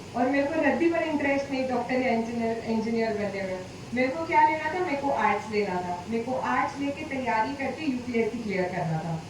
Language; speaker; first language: Hindi; non-native, local second language; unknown